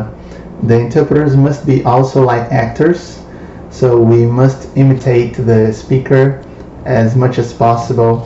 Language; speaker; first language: English; non-native, fluent; Portuguese